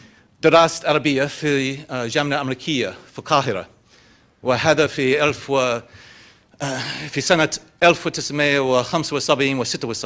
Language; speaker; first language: Arabic; non-native, fluent; English